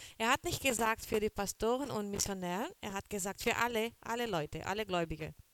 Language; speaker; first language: German; non-native, fluent; Portuguese